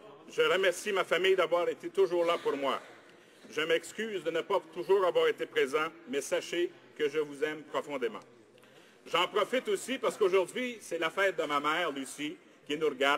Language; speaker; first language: French; native; French